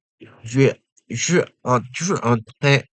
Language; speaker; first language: French; non-native, learner; Japanese